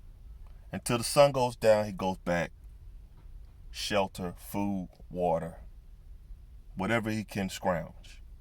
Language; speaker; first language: English; native; English